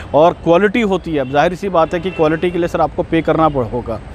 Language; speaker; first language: Hindi; native; Hindi